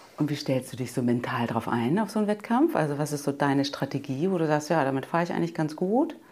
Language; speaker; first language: German; native; German